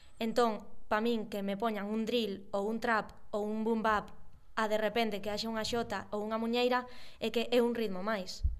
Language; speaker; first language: Galician; non-native, local second language; Spanish